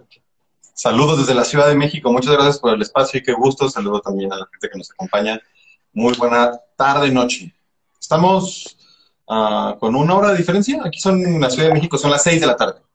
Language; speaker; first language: Spanish; native; Spanish